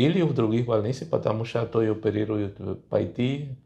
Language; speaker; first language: Russian; non-native, fluent; Spanish